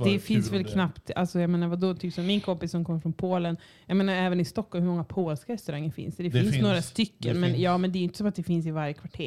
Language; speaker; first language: Swedish; native; Swedish